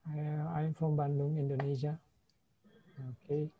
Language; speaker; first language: English; non-native, learner; Indonesian